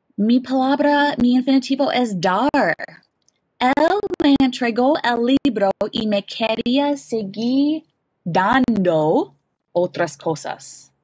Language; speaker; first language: Spanish; non-native, learner; English